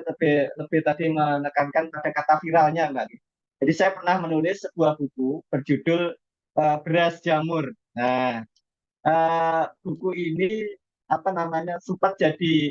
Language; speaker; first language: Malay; non-native, local second language; Javanese